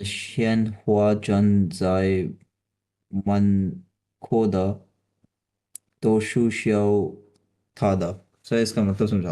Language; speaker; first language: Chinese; non-native, learner; Urdu